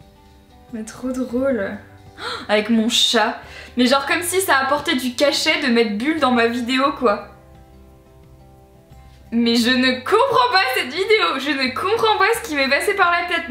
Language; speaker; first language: French; native; French